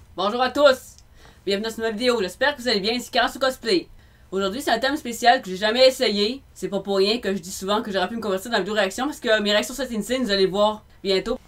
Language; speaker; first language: French; native; French